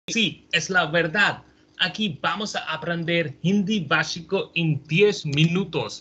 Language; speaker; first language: Spanish; non-native, fluent; Hindi